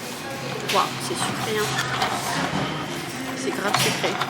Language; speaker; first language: French; native; French